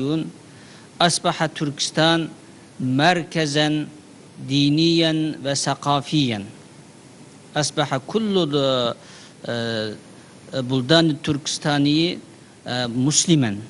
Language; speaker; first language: Arabic; non-native, learner; Uyghur